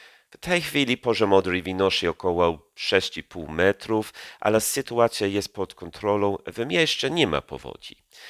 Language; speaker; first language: Polish; non-native, fluent; English